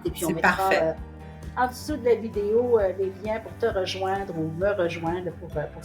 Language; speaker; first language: French; native; French